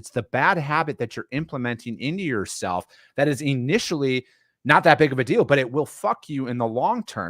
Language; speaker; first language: English; native; English